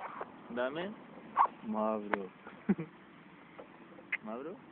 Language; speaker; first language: Greek; non-native, learner; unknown